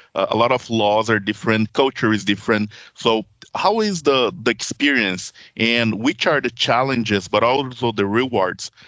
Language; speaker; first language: English; non-native, fluent; Portuguese